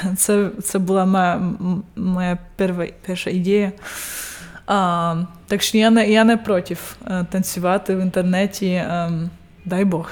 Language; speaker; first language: Ukrainian; early bilingual, heritage; Ukrainian